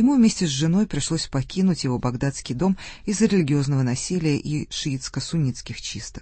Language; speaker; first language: Russian; native; Russian